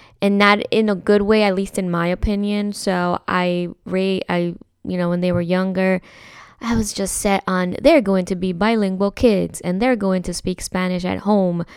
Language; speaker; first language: English; early bilingual, other home language; Spanish